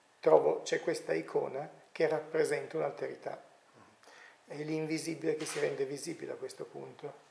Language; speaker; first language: Italian; native; Italian